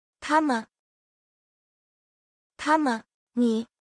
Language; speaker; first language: Chinese; non-native, learner; Korean